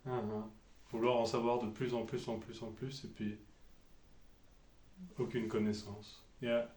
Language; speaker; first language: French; non-native, fluent; English